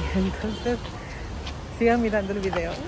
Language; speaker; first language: Spanish; native; Spanish